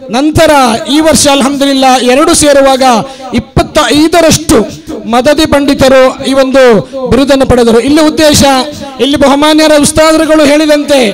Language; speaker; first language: Kannada; non-native, local second language; Malayalam